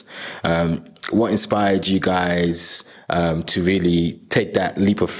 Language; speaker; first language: English; non-native, local second language; Yoruba